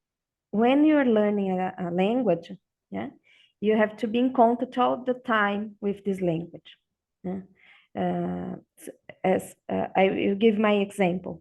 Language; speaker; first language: English; non-native, learner; Portuguese